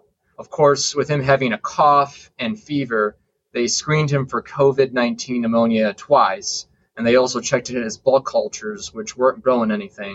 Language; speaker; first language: English; native; English